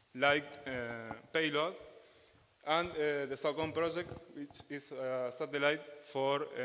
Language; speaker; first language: English; non-native, fluent; Spanish